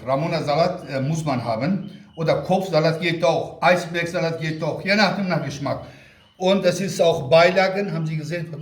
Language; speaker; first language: German; non-native, local second language; Kurdish